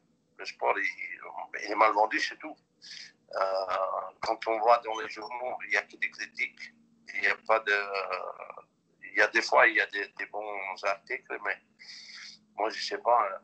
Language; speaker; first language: French; non-native, local second language; Dutch